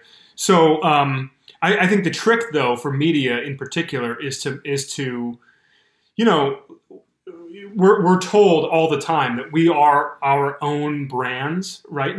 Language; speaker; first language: English; native; English